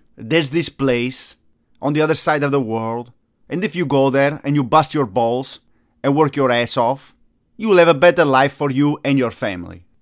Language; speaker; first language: English; non-native, fluent; Italian